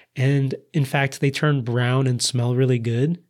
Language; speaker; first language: English; native; English